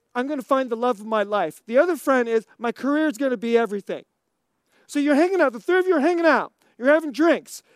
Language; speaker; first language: English; native; English